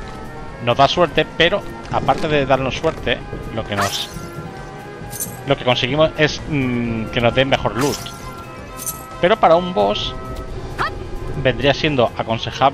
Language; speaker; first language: Spanish; native; Spanish